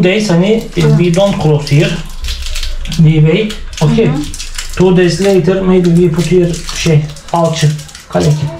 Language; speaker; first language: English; non-native, learner; Turkish